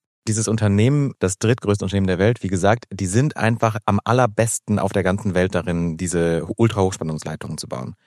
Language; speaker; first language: German; native; German